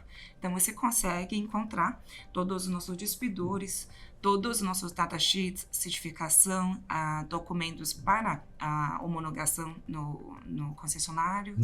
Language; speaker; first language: Portuguese; non-native, fluent; Chinese